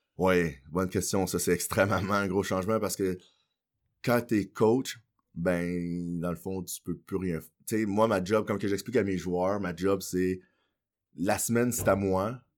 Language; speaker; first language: French; early bilingual, other home language; Haitian Creole